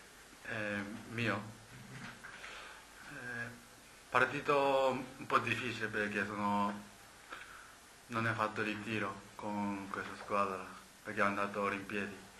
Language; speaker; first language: Italian; non-native, learner; Japanese